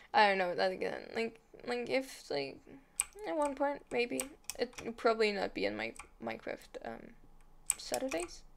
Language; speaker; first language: English; non-native, fluent; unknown